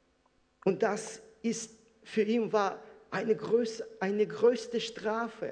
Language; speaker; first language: German; non-native, fluent; Russian